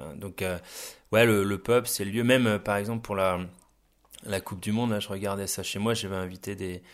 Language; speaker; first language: French; native; French